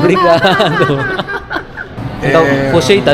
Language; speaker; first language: Portuguese; non-native, learner; Indonesian